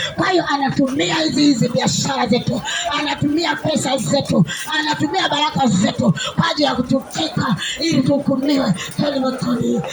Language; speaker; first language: Swahili; native; Swahili